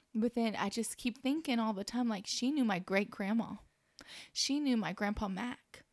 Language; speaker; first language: English; native; English